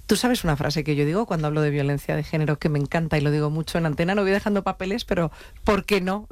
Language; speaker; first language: Spanish; native; Spanish